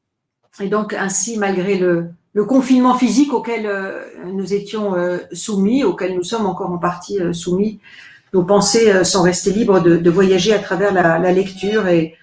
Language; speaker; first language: French; native; French